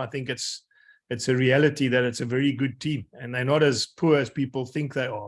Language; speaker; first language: English; native; English